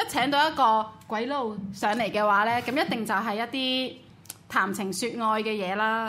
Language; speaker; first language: Cantonese; native; Cantonese